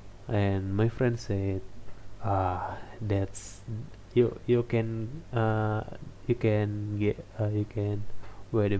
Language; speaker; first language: English; non-native, learner; Indonesian